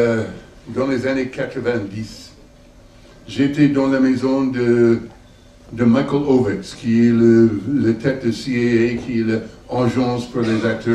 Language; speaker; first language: French; non-native, learner; English